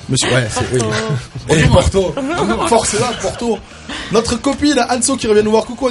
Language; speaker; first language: French; native; French